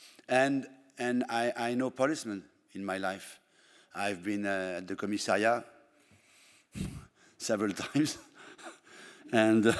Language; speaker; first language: English; non-native, fluent; French